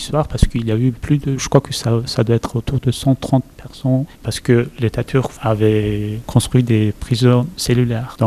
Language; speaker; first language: French; non-native, fluent; Turkish